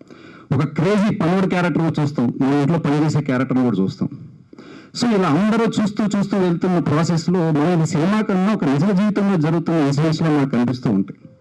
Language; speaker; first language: Telugu; native; Telugu